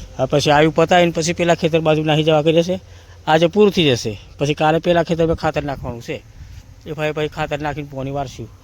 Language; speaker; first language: Gujarati; non-native, local second language; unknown